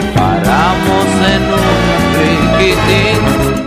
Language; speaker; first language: Spanish; early bilingual, heritage; Spanish